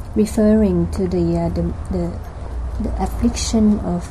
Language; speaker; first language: English; non-native, learner; Vietnamese